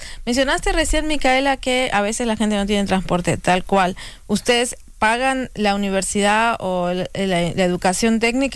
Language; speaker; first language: Spanish; native; Spanish